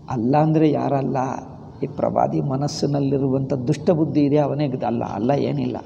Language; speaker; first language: Kannada; non-native, fluent; Telugu